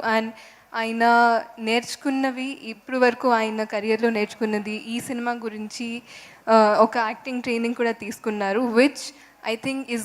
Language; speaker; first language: Telugu; non-native, fluent; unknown